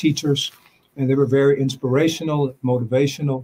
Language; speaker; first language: English; early bilingual, other home language; Spanish